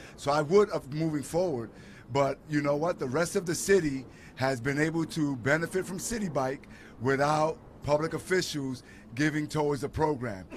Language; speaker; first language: English; early bilingual, other home language; Spanish